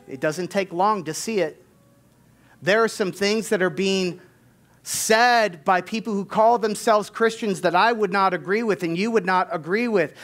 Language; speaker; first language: English; native; English